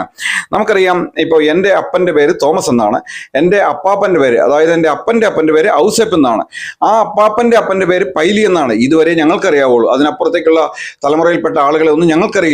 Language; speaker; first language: Malayalam; native; Malayalam